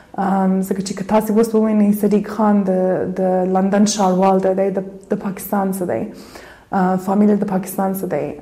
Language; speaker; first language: Pashto; early bilingual, heritage; Pashto